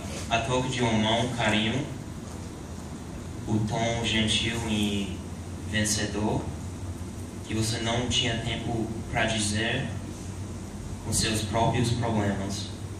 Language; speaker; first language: Portuguese; non-native, learner; English